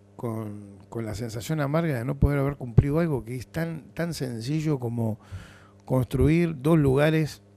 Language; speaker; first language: Spanish; native; Spanish